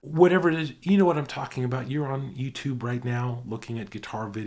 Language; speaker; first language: English; native; English